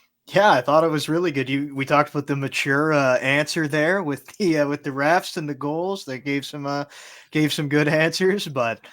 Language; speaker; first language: English; native; English